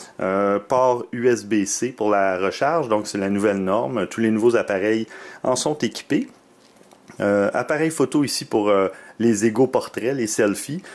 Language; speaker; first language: French; native; French